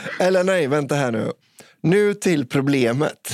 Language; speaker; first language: Swedish; native; Swedish